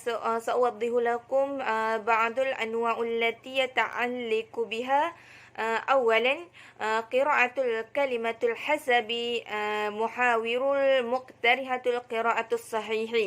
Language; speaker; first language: Arabic; non-native, learner; Malay